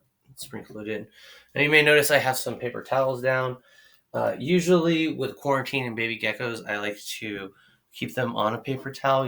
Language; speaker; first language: English; native; English